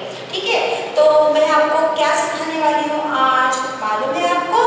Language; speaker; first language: Hindi; native; Hindi